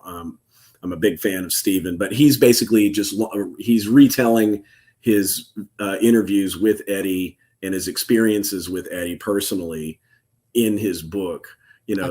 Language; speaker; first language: English; native; English